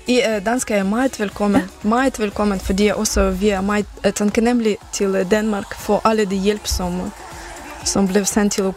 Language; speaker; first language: Danish; non-native, learner; Ukrainian